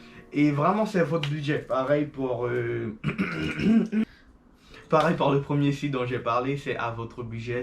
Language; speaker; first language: French; non-native, fluent; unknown